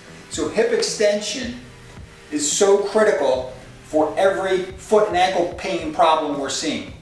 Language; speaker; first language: English; native; English